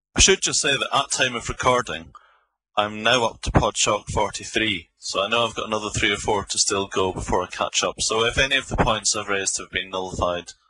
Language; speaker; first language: English; native; English